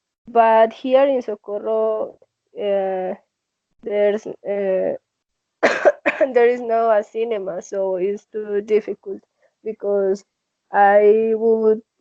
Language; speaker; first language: English; non-native, learner; Spanish